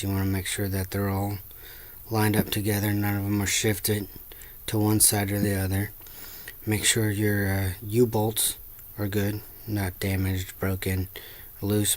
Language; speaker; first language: English; native; English